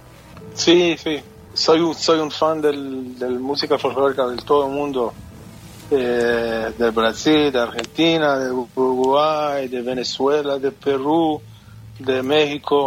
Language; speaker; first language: Spanish; non-native, fluent; Hebrew